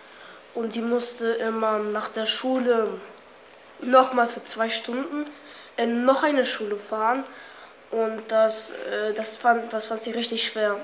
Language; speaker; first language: German; early bilingual, other home language; Russian